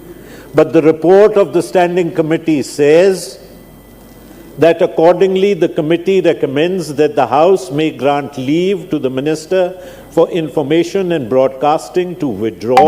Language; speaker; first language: English; non-native, local second language; Urdu